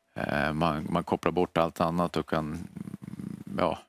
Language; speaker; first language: Swedish; native; Swedish